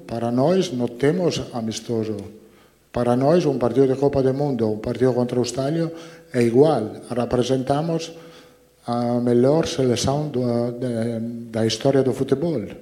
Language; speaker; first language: Portuguese; non-native, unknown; Italian